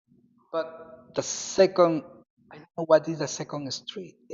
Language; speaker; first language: English; non-native, learner; Spanish